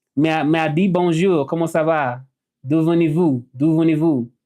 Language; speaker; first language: French; non-native, learner; English